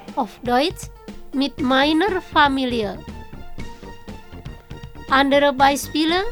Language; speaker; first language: German; non-native, fluent; Indonesian